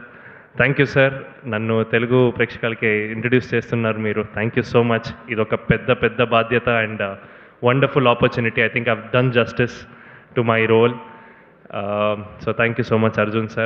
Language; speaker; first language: Telugu; non-native, learner; Kannada